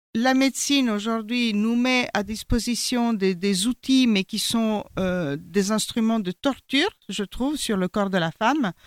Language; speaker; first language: French; non-native, fluent; Italian